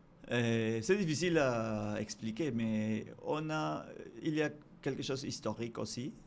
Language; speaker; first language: French; non-native, fluent; Spanish